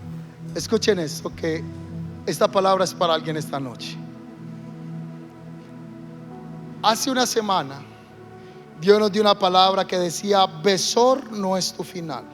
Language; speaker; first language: Spanish; native; Spanish